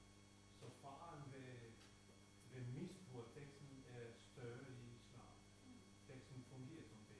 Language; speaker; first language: Danish; non-native, fluent; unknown